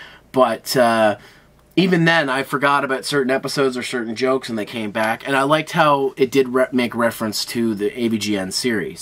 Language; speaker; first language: English; native; English